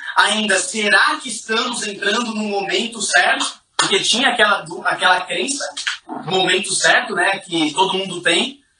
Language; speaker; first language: Portuguese; native; Portuguese